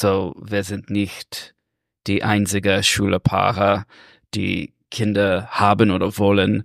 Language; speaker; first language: German; non-native, learner; English